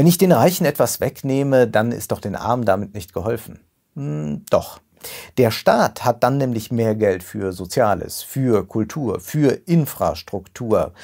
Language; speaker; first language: German; native; German